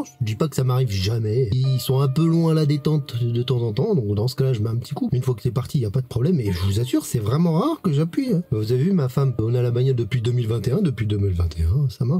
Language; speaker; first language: French; native; French